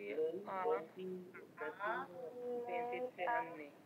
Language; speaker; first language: Italian; non-native, learner; Bangla